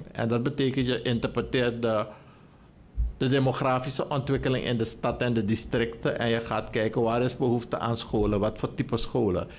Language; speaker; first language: Dutch; native; Dutch